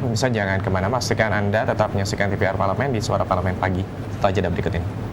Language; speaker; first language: Indonesian; native; Indonesian